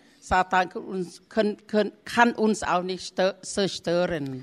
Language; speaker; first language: German; non-native, learner; Thai